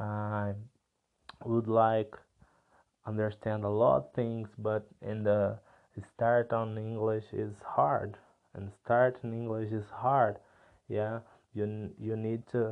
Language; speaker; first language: English; non-native, learner; Portuguese